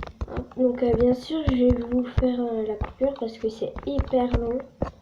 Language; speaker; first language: French; native; French